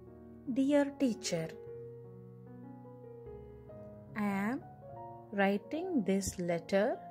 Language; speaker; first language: English; non-native, local second language; Kannada